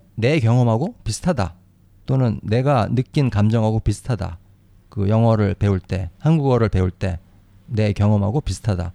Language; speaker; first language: Korean; native; Korean